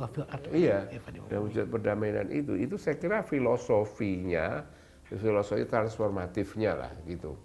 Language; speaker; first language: Indonesian; native; Indonesian